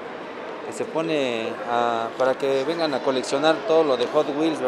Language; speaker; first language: Spanish; native; Spanish